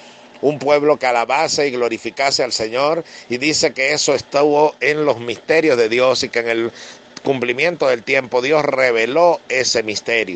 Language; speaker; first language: Spanish; native; Spanish